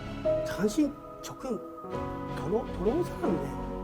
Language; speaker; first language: Korean; non-native, learner; Japanese